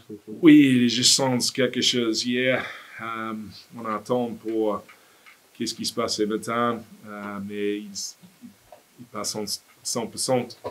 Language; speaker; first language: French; non-native, fluent; English